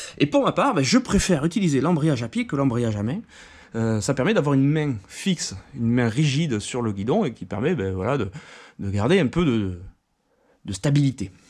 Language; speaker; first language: French; native; French